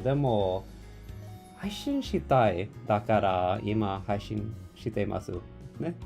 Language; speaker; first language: Japanese; non-native, learner; English